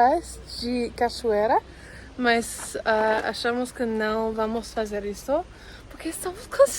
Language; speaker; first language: Portuguese; non-native, learner; English